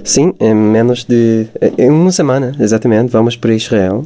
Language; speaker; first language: Portuguese; non-native, fluent; Hebrew